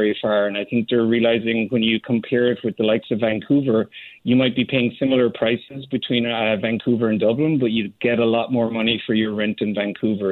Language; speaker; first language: English; native; English